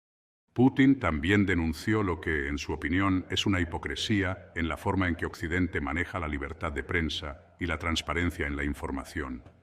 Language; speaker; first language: Spanish; native; Spanish